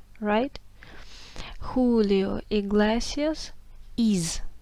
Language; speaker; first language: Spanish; non-native, fluent; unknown